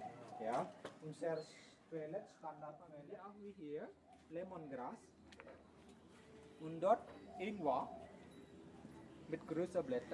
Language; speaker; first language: German; non-native, learner; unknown